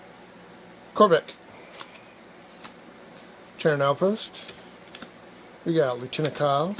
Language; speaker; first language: English; native; English